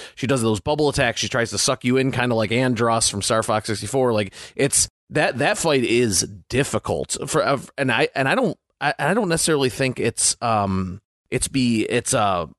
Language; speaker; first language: English; native; English